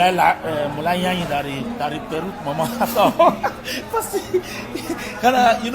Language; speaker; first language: Indonesian; non-native, fluent; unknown